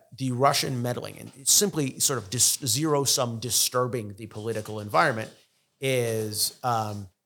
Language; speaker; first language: English; non-native, fluent; Russian